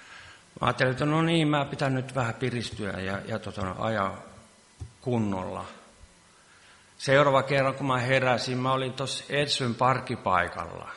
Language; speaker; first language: Finnish; non-native, local second language; Swedish